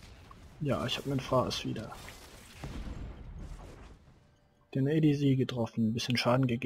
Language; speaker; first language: German; native; German